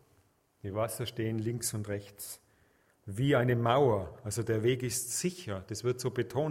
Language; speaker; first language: German; native; German